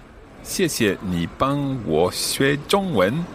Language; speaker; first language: Chinese; non-native, learner; English